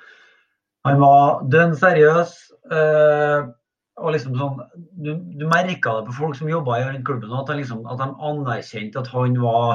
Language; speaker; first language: Norwegian; native; Norwegian